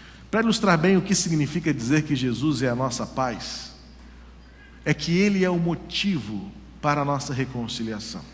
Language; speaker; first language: Portuguese; native; Portuguese